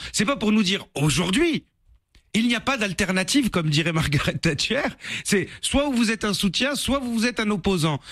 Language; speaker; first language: French; native; French